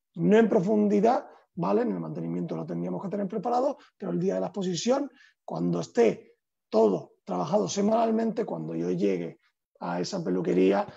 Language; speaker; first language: Spanish; native; Spanish